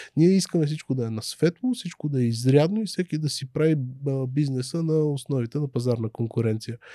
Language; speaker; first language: Bulgarian; native; Bulgarian